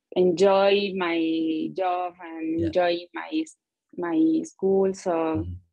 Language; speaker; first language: English; non-native, learner; Spanish